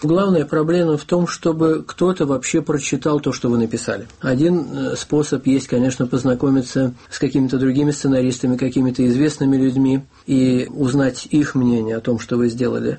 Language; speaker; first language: Russian; native; Russian